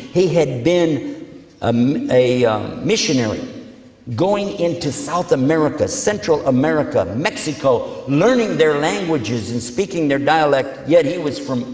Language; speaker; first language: English; native; English